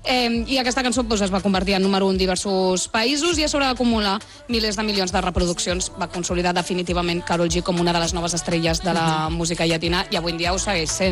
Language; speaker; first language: Catalan; native; Catalan